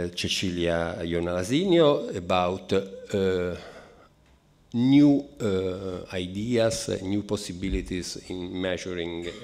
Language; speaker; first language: English; non-native, fluent; Italian